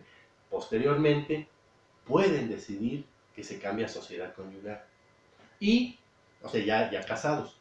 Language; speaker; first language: Spanish; native; Spanish